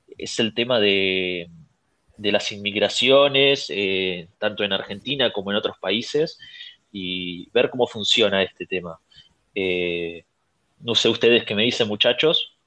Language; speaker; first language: Spanish; native; Spanish